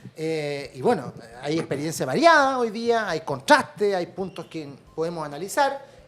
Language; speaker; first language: Spanish; native; Spanish